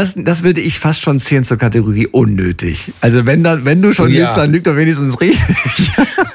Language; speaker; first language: German; native; German